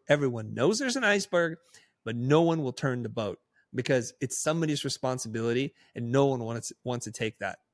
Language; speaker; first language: English; early bilingual, other home language; Vietnamese